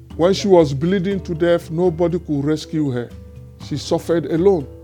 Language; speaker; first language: English; non-native, local second language; Ewe